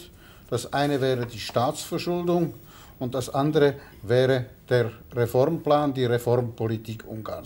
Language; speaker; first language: German; native; German